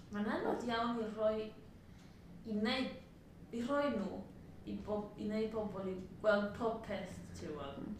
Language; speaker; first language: Welsh; non-native, learner; Spanish